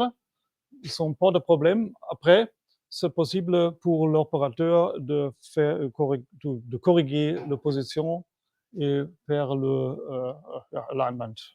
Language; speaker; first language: French; non-native, fluent; German